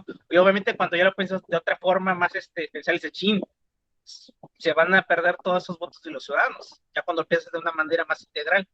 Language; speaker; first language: Spanish; native; Spanish